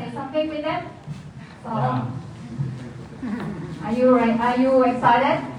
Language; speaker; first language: English; non-native, learner; Thai